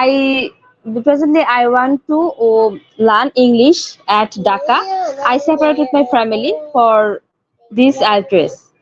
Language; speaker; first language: English; non-native, learner; Bangla